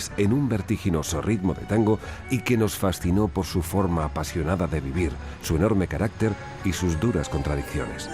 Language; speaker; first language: Spanish; native; Spanish